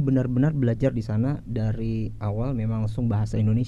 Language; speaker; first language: Indonesian; native; Indonesian